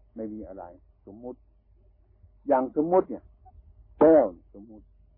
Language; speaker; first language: Thai; native; Thai